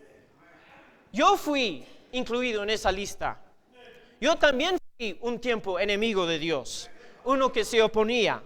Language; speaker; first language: Spanish; non-native, fluent; English